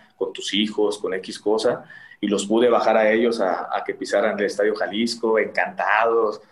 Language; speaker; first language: Spanish; native; Spanish